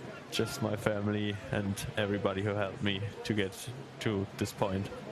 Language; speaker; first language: English; non-native, fluent; German